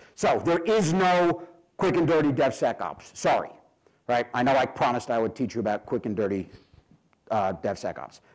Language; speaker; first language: English; native; English